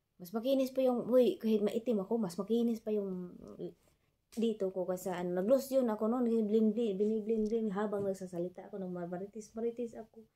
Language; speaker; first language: Filipino; non-native, local second language; Cebuano